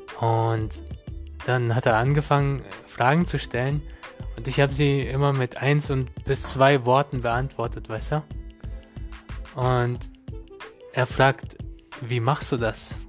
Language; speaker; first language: German; non-native, learner; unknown